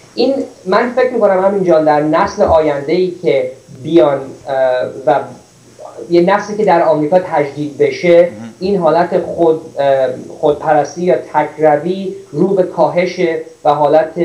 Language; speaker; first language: Persian; early bilingual, heritage; Persian